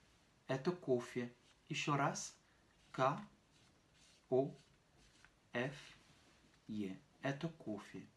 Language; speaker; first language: Russian; non-native, fluent; French